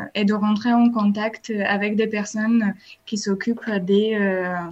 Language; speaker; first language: French; non-native, fluent; Bulgarian